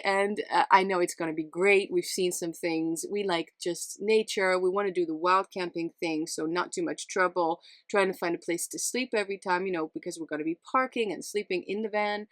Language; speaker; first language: English; non-native, fluent; Dutch